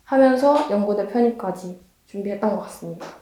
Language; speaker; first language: Korean; native; Korean